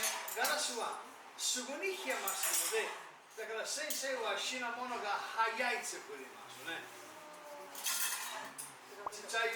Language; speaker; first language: Japanese; non-native, learner; Italian